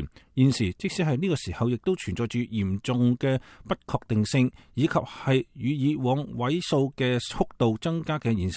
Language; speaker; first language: Chinese; native; Chinese